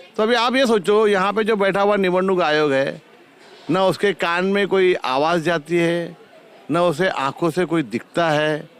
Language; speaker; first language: Hindi; non-native, local second language; Marathi